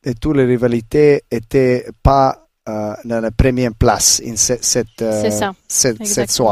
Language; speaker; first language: French; non-native, learner; Serbian